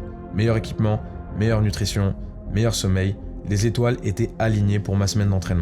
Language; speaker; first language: French; native; French